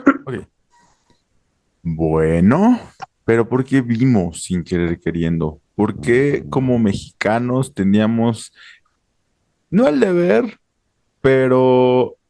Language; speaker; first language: Spanish; native; Spanish